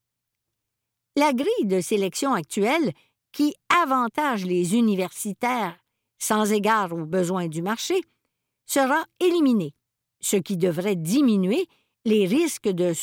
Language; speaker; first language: French; native; French